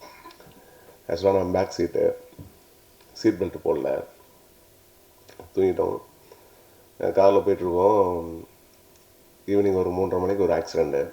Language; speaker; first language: Tamil; native; Tamil